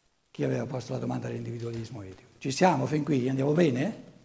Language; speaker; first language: Italian; native; Italian